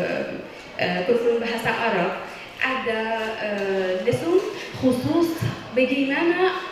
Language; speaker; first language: Indonesian; non-native, fluent; Arabic